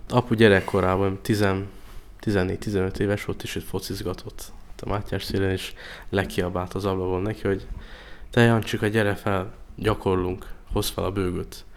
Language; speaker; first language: Hungarian; native; Hungarian